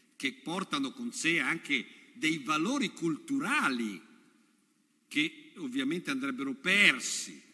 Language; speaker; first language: Italian; native; Italian